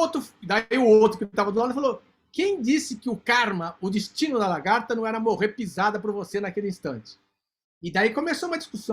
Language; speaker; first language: Portuguese; native; Portuguese